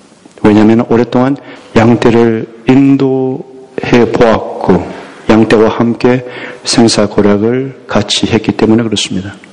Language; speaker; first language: Korean; native; Korean